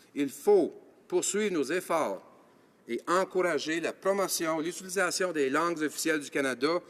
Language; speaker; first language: French; native; French